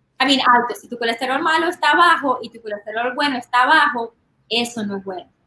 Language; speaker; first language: Spanish; early bilingual, heritage; Spanish